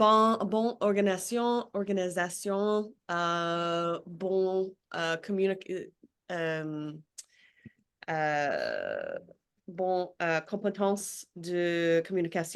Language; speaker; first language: French; non-native, learner; English